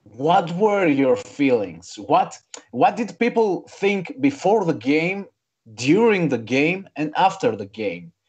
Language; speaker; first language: English; non-native, fluent; Greek